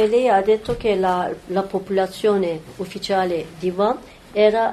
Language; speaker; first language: Italian; non-native, learner; Turkish